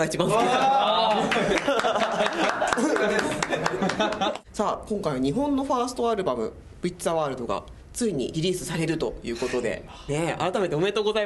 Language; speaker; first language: Japanese; native; Japanese